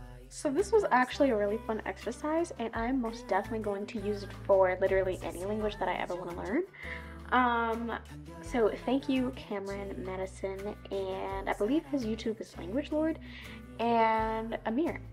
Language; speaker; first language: English; native; English